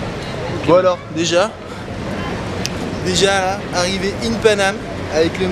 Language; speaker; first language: French; native; French